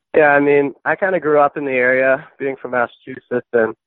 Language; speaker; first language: English; native; English